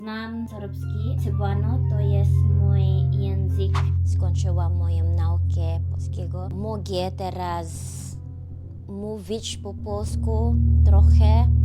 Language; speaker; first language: Polish; non-native, learner; Cebuano